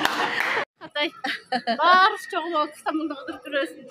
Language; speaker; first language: Turkish; non-native, learner; Kyrgyz